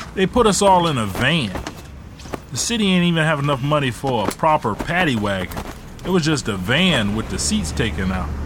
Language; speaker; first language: English; native; English